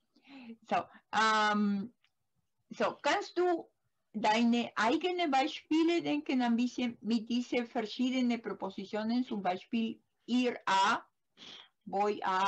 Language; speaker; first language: German; non-native, learner; Spanish